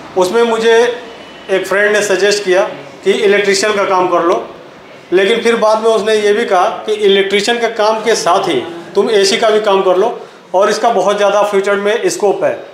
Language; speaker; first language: Hindi; native; Hindi